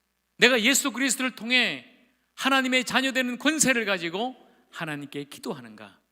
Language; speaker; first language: Korean; native; Korean